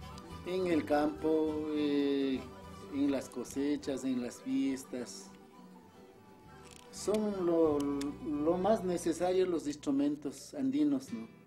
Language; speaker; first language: Spanish; non-native, local second language; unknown